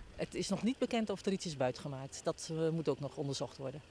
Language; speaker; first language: Dutch; native; Dutch